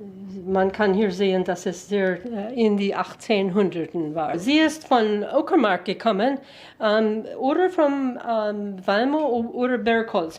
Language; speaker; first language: German; early bilingual, heritage; German